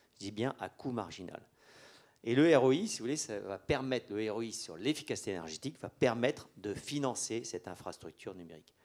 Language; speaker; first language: French; native; French